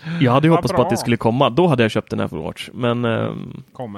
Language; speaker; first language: Swedish; native; Swedish